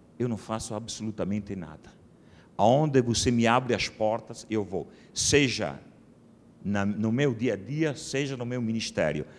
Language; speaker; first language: Portuguese; non-native, fluent; Italian